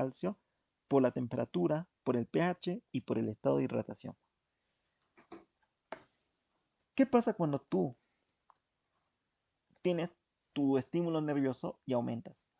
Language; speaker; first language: Spanish; native; Spanish